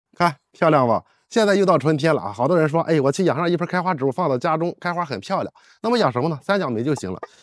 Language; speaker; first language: Chinese; native; Chinese